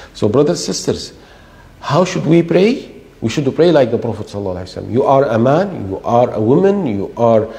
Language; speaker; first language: English; non-native, fluent; Arabic